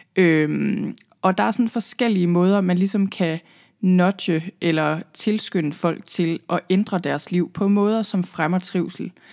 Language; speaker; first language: Danish; native; Danish